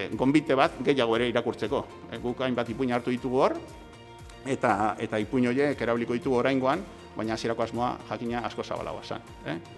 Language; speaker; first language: Basque; native; Basque